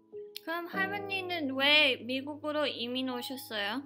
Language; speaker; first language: Korean; early bilingual, heritage; English